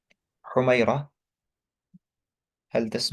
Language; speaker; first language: Arabic; non-native, fluent; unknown